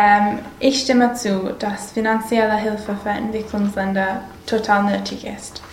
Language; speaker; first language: German; non-native, learner; English